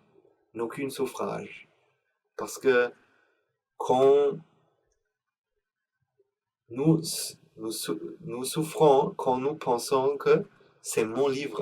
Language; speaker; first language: French; non-native, learner; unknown